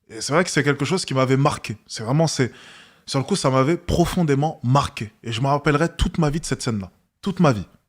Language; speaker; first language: French; native; French